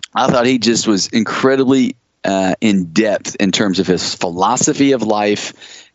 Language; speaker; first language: English; native; English